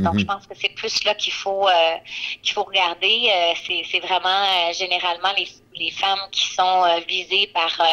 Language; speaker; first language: French; native; French